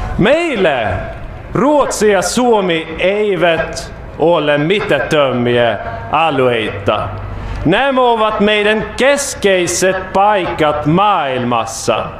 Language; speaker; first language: Finnish; non-native, fluent; Swedish